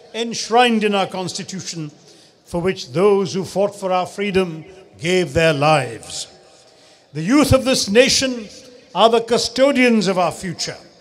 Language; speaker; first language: English; non-native, local second language; Malayalam